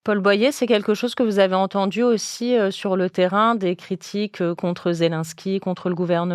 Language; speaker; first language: French; native; French